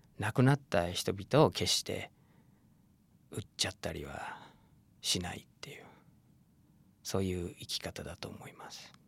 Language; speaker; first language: Japanese; non-native, fluent; English